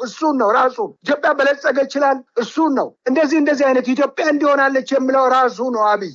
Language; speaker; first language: Amharic; native; Amharic